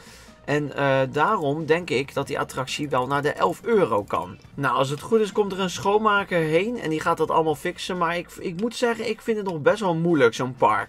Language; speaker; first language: Dutch; native; Dutch